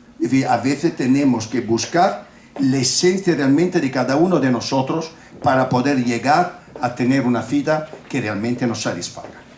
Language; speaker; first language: Spanish; non-native, fluent; Italian